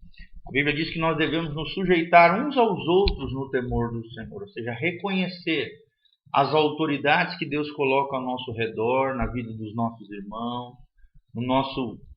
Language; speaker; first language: Portuguese; native; Portuguese